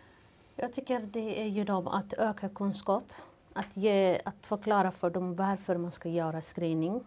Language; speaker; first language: Swedish; non-native, fluent; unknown